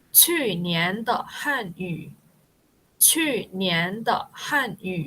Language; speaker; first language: Chinese; non-native, fluent; Thai